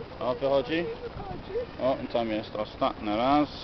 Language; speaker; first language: Polish; non-native, learner; English